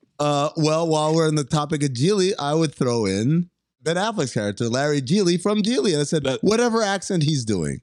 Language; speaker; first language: English; native; English